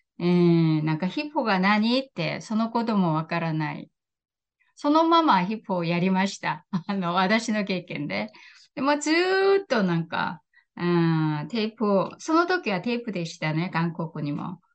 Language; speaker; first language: Japanese; non-native, fluent; Korean